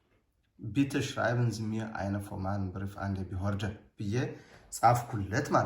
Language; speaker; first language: German; non-native, learner; Amharic